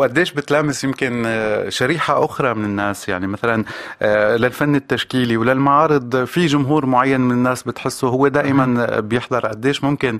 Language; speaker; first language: Arabic; native; Arabic